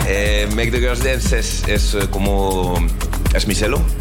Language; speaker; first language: Spanish; non-native, learner; French